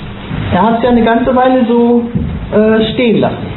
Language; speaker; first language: German; native; German